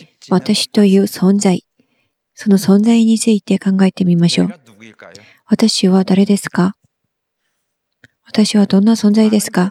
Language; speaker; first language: Japanese; non-native, fluent; Korean